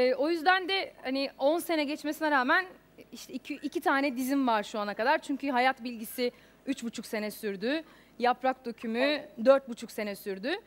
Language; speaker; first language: Turkish; native; Turkish